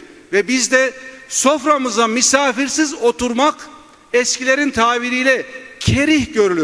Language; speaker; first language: Turkish; native; Turkish